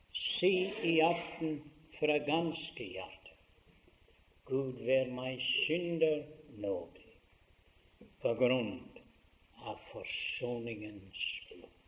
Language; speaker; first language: Norwegian; early bilingual, heritage; Norwegian